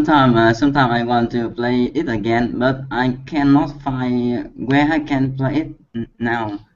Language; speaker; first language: English; non-native, learner; Vietnamese